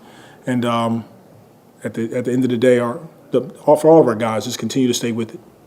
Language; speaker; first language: English; native; English